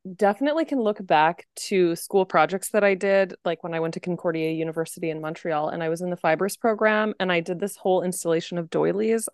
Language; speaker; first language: English; native; English